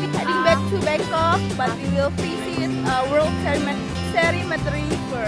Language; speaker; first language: English; non-native, local second language; Indonesian